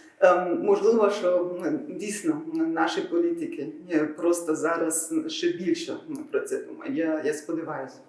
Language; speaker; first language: Ukrainian; non-native, fluent; German